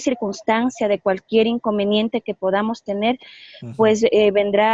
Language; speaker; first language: Spanish; native; Spanish